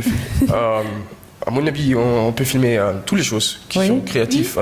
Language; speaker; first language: French; non-native, learner; German